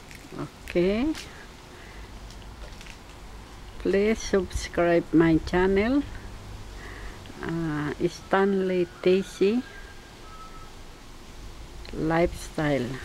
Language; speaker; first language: English; non-native, learner; Filipino